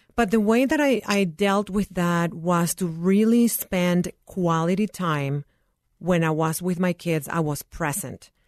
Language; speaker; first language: English; non-native, fluent; Spanish